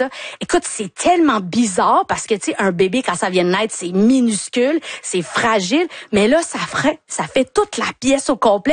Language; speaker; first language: French; native; French